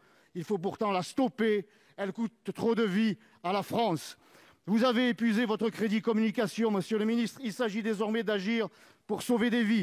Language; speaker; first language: French; native; French